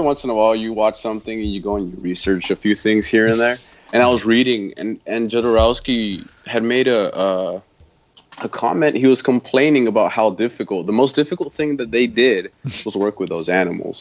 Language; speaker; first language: English; non-native, fluent; Spanish